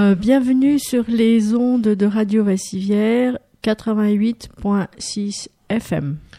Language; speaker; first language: French; native; French